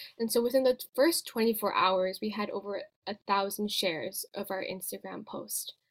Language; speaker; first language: English; native; English